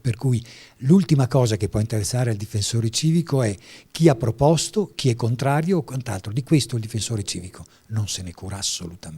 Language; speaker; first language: Italian; native; Italian